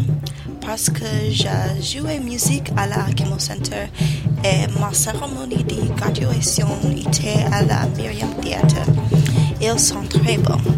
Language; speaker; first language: French; non-native, learner; English